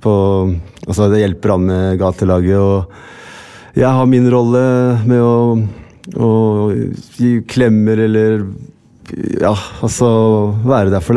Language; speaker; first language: Norwegian; non-native, fluent; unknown